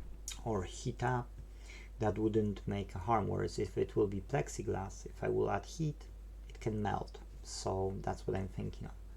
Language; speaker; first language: English; non-native, fluent; Polish